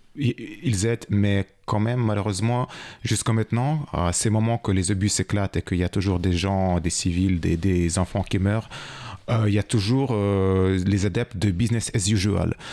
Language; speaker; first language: French; non-native, fluent; Ukrainian